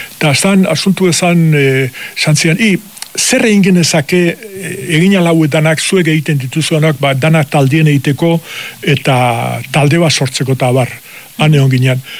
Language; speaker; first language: Basque; native; Basque